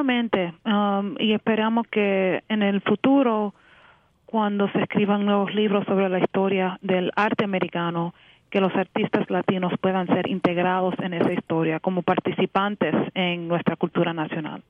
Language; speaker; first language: Spanish; early bilingual, heritage; Spanish